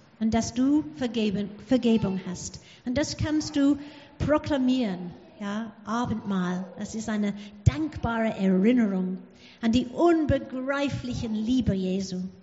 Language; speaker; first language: German; non-native, fluent; English